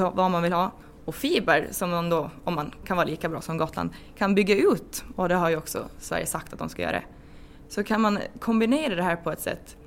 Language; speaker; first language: Swedish; native; Swedish